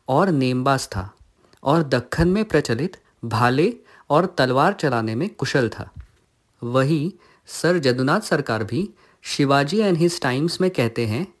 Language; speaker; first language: Hindi; non-native, local second language; Marathi